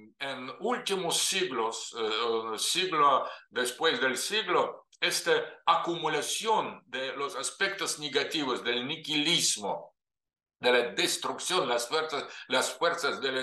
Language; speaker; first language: Spanish; non-native, fluent; Russian